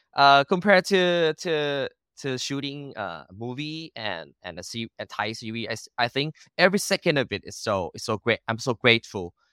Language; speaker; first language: English; non-native, learner; Thai